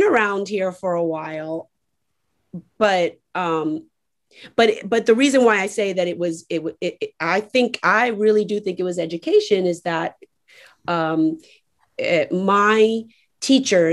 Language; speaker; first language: English; native; English